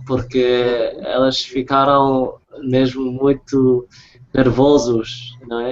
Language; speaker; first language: Portuguese; non-native, fluent; English